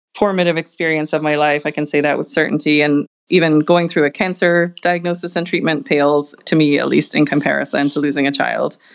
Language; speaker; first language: English; native; English